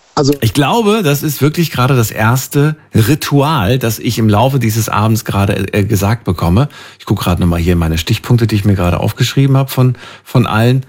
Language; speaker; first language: German; native; German